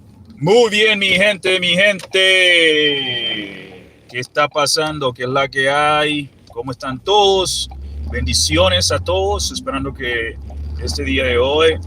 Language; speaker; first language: Spanish; early bilingual, heritage; Spanish